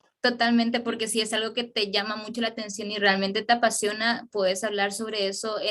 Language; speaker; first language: Spanish; native; Spanish